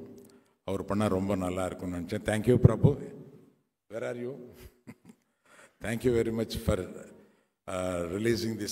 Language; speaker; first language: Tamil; non-native, local second language; Telugu